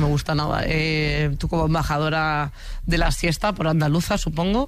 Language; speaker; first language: Spanish; native; Spanish